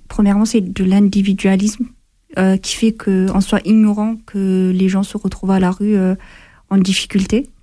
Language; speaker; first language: French; non-native, fluent; Amharic